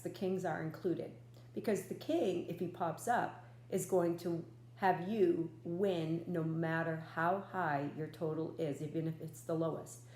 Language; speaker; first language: English; native; English